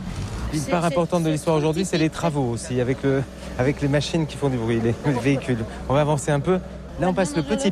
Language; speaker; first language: French; native; French